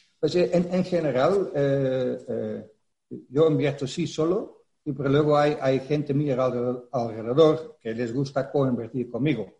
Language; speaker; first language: Spanish; non-native, fluent; Dutch